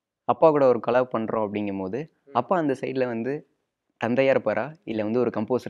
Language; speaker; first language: Tamil; native; Tamil